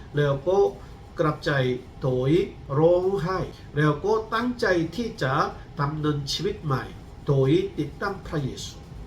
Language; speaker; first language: Thai; non-native, fluent; Korean